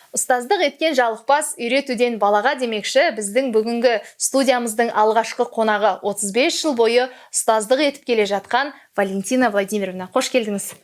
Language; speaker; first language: Kazakh; native; Kazakh